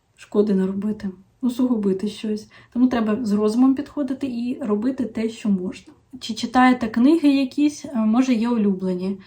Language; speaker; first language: Ukrainian; non-native, local second language; Russian